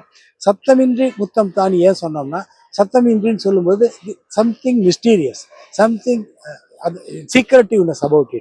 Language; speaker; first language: Tamil; native; Tamil